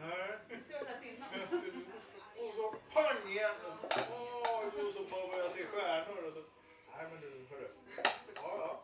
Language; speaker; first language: Swedish; native; Swedish